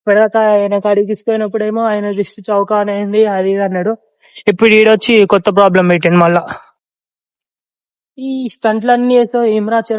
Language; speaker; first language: Telugu; native; Telugu